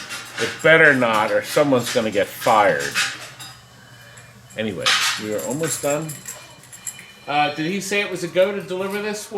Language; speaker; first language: English; native; English